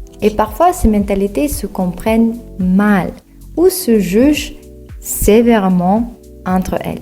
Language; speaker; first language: French; non-native, fluent; Russian